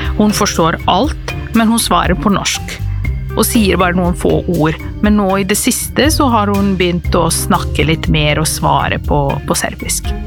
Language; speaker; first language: Norwegian; non-native, fluent; Serbian